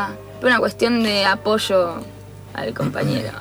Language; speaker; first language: Spanish; native; Spanish